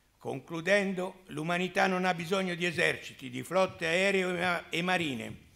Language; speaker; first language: Italian; native; Italian